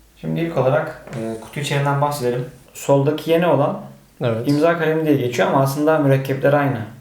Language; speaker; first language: Turkish; native; Turkish